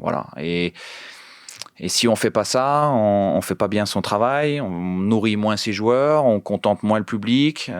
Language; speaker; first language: French; native; French